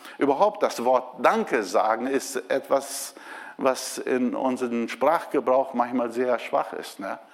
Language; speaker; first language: German; non-native, fluent; Portuguese